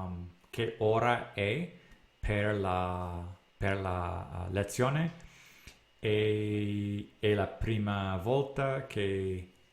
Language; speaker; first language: Italian; non-native, learner; English